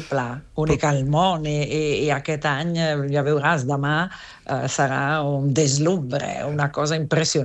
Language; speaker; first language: Catalan; non-native, fluent; Italian